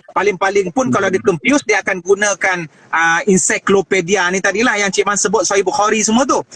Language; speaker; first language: Malay; native; Malay